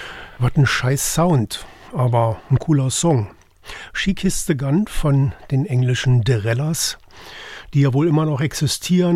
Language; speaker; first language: German; native; German